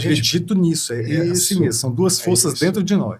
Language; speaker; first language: Portuguese; native; Portuguese